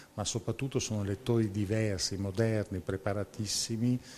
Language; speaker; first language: Italian; native; Italian